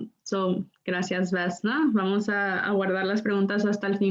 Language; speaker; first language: Spanish; non-native, local second language; English